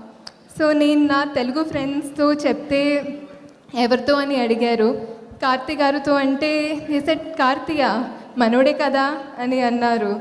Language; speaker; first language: Telugu; non-native, local second language; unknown